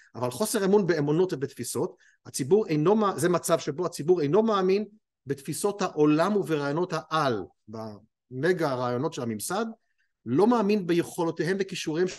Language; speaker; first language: Hebrew; native; Hebrew